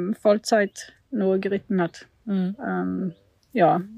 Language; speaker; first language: German; non-native, fluent; Swedish